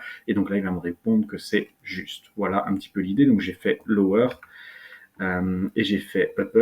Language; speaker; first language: French; native; French